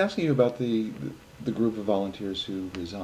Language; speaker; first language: English; native; English